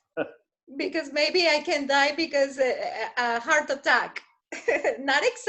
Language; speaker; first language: English; non-native, fluent; Spanish